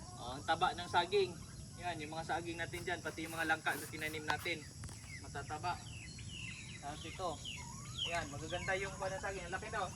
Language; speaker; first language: Filipino; non-native, local second language; Cebuano